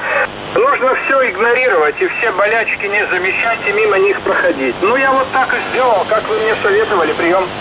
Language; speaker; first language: Russian; native; Russian